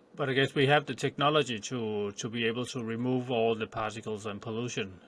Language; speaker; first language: English; non-native, fluent; Danish